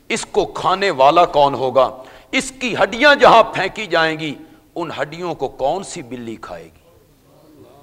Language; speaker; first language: Urdu; non-native, local second language; Punjabi